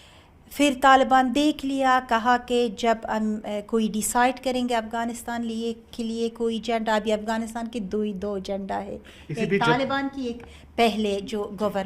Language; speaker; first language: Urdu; non-native, learner; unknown